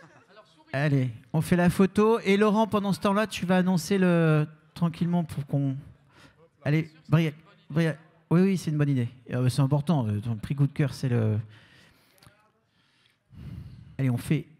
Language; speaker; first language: French; native; French